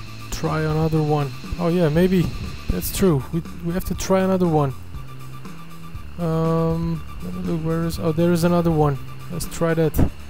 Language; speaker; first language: English; non-native, fluent; Turkish